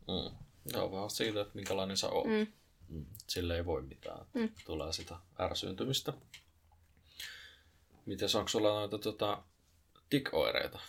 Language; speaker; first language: Finnish; native; Finnish